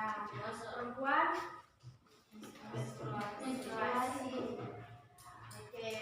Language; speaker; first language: Indonesian; native; Indonesian